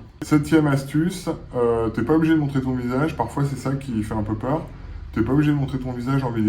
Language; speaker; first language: French; native; French